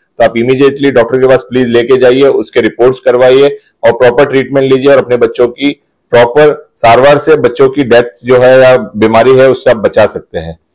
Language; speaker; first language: Hindi; non-native, local second language; Gujarati